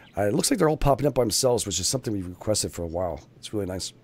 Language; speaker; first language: English; native; English